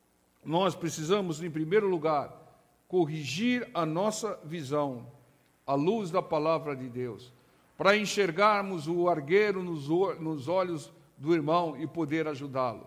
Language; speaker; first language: Portuguese; native; Portuguese